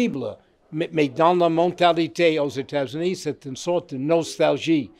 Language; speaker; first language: French; non-native, fluent; English